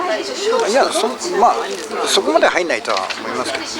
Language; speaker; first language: Japanese; native; Japanese